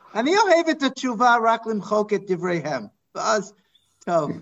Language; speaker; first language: Hebrew; non-native, fluent; English